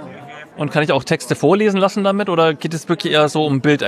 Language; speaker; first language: German; native; German